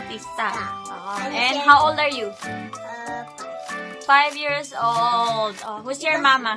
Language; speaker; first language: English; non-native, local second language; Filipino